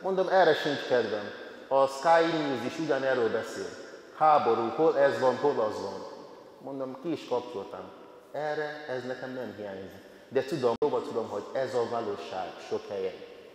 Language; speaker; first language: Hungarian; non-native, fluent; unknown